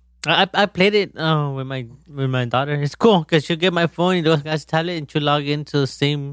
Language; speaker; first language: English; early bilingual, other home language; Spanish